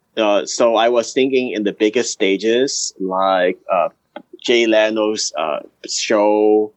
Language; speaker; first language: English; early bilingual, other home language; Cantonese